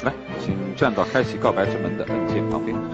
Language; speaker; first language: Chinese; native; Chinese